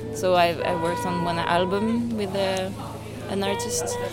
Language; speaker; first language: English; non-native, fluent; French